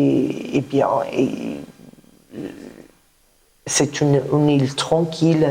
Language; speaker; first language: French; non-native, fluent; Portuguese